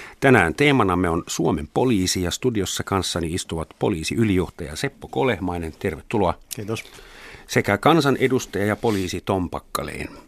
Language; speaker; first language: Finnish; non-native, fluent; German